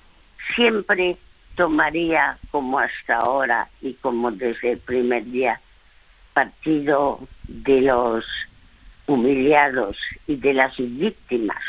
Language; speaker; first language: Spanish; early bilingual, other home language; French